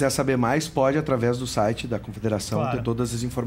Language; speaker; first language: Portuguese; native; Portuguese